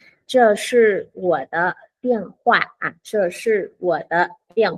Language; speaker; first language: Chinese; non-native, fluent; Vietnamese